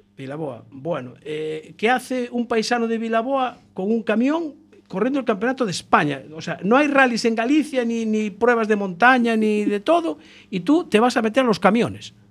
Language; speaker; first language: Spanish; native; Spanish